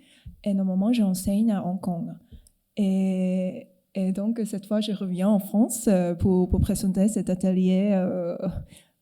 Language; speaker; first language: French; non-native, fluent; Cantonese